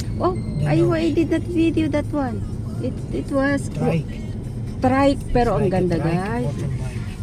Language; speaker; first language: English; non-native, local second language; Filipino